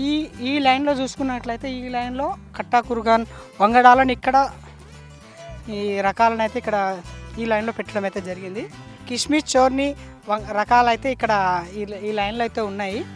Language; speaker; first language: Telugu; native; Telugu